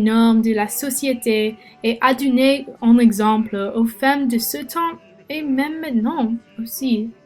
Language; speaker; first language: French; non-native, learner; English